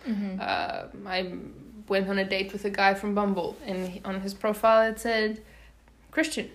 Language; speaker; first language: English; non-native, local second language; Afrikaans